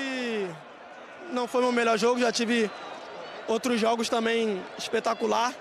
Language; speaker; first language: Portuguese; non-native, fluent; Spanish